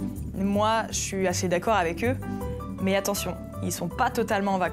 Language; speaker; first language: French; native; French